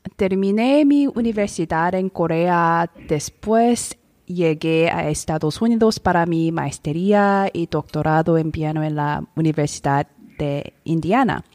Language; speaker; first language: Spanish; non-native, learner; Korean